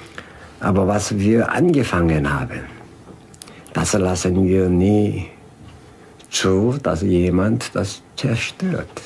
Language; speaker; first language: German; non-native, fluent; Korean